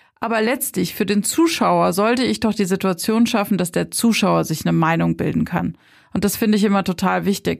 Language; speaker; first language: German; native; German